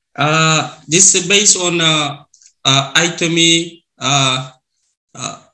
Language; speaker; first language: English; non-native, learner; Arabic